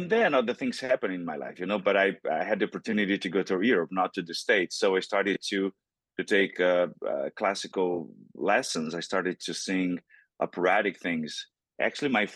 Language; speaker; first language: English; non-native, fluent; Portuguese